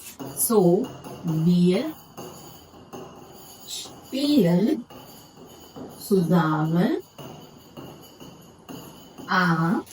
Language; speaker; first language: German; non-native, fluent; Hindi